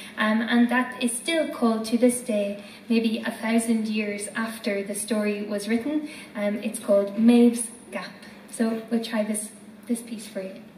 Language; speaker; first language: English; native; English